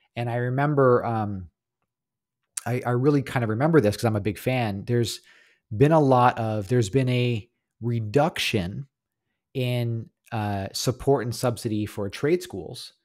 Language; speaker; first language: English; native; English